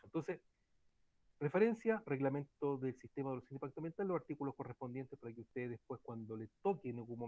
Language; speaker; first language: Spanish; native; Spanish